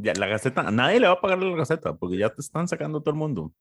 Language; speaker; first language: Spanish; native; Spanish